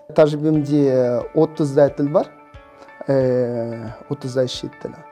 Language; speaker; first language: Kazakh; non-native, local second language; Russian